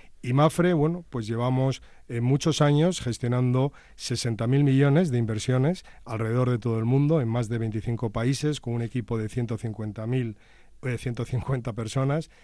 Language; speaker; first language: Spanish; native; Spanish